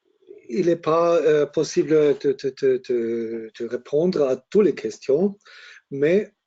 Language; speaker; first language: French; non-native, learner; German